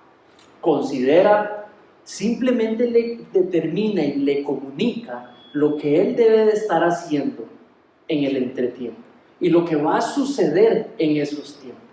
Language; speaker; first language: Spanish; native; Spanish